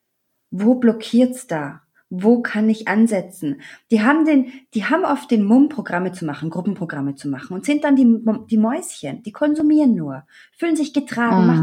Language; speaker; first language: German; native; German